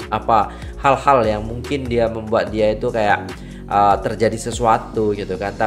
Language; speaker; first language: Malay; non-native, fluent; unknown